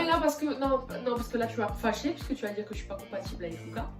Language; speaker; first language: French; native; French